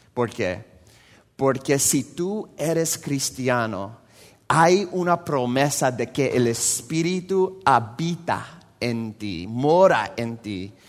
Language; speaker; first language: Spanish; non-native, fluent; English